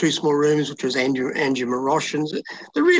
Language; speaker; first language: English; native; English